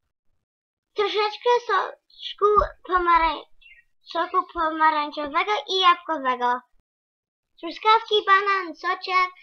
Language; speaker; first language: Polish; early bilingual, heritage; Polish